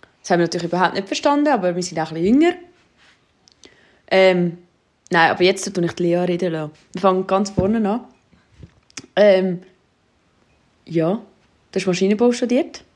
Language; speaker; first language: German; native; German